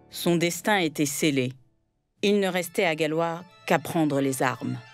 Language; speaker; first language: French; native; French